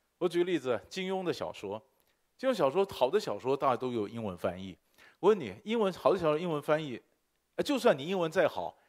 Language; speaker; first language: Chinese; native; Chinese